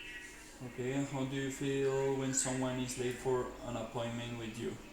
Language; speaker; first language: English; non-native, learner; Spanish